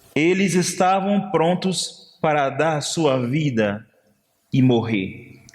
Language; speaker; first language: Portuguese; non-native, fluent; Haitian Creole